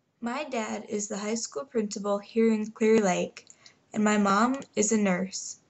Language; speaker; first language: English; native; English